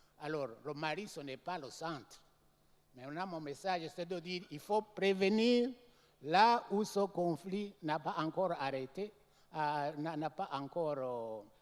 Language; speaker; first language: French; non-native, local second language; Rundi